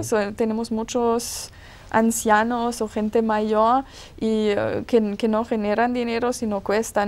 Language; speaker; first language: Spanish; non-native, fluent; German